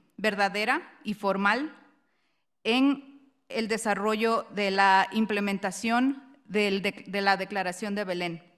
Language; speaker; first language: Spanish; native; Spanish